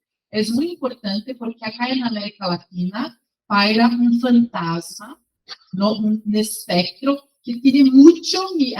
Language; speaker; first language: Spanish; non-native, fluent; Portuguese